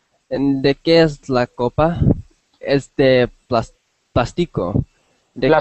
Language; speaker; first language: Spanish; non-native, learner; English